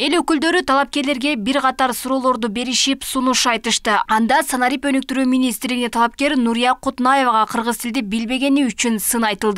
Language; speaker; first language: Kyrgyz; native; Kyrgyz